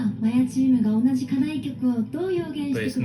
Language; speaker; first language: Japanese; native; Japanese